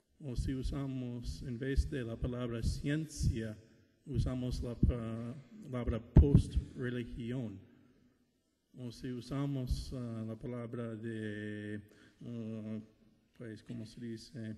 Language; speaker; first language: Spanish; non-native, fluent; English